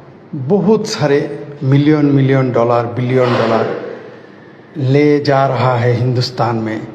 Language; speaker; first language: Hindi; non-native, fluent; Bangla